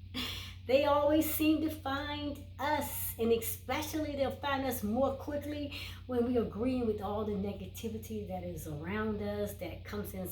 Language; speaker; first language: English; native; English